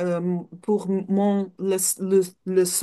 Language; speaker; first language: French; non-native, learner; Portuguese